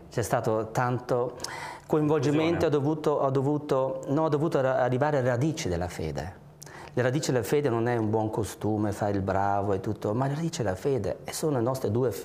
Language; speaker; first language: Italian; non-native, local second language; German